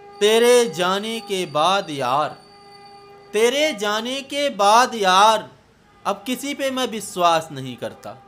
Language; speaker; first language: Hindi; native; Hindi